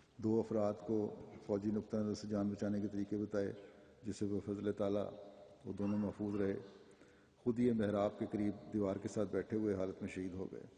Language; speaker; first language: Urdu; native; Urdu